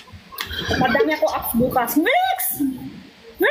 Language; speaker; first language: Filipino; non-native, learner; Chinese